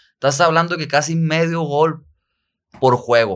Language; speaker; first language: Spanish; native; Spanish